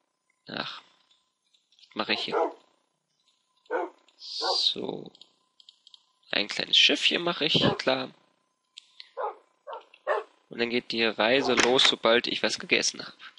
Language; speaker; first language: German; native; German